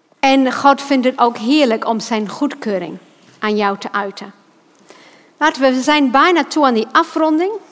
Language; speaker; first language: Dutch; non-native, fluent; English